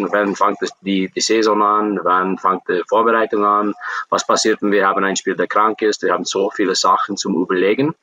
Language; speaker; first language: German; non-native, fluent; English